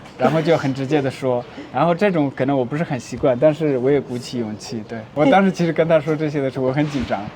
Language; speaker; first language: Chinese; non-native, local second language; Tibetan